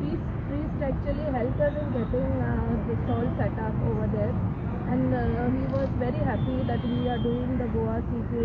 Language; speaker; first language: English; non-native, local second language; Hindi